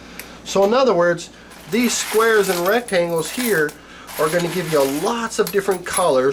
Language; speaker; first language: English; native; English